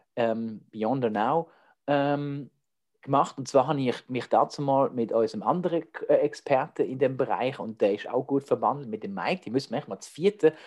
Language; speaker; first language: German; native; German